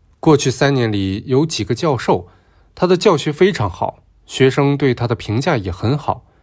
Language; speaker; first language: Chinese; non-native, local second language; Cantonese